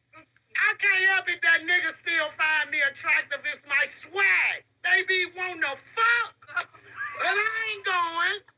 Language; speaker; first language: English; native; English